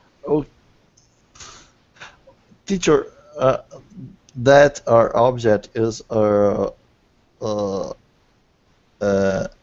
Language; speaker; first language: English; non-native, learner; Portuguese